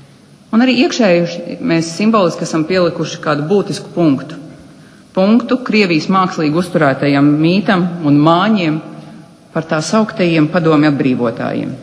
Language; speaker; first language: Latvian; native; Latvian